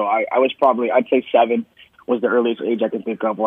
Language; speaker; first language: English; native; English